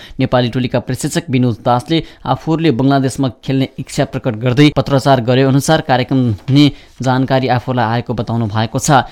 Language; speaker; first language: Nepali; native; Nepali